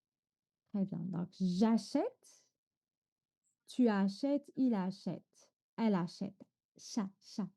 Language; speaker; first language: French; non-native, fluent; Chinese